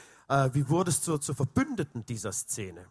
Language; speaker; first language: German; native; German